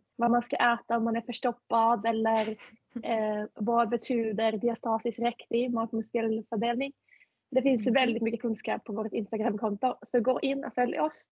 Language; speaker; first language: Swedish; non-native, fluent; Finnish